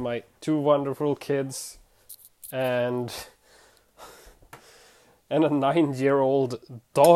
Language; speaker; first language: English; non-native, fluent; Swedish